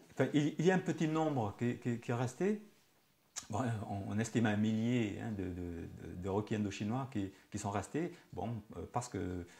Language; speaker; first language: French; native; French